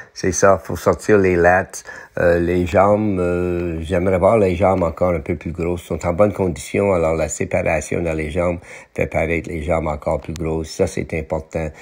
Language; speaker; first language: French; non-native, local second language; English